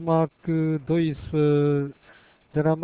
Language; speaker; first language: English; non-native, learner; Japanese